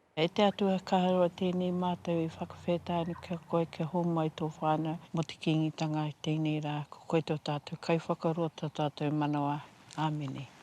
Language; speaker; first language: Māori; native; Māori